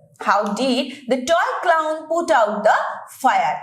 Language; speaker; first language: English; non-native, local second language; Bangla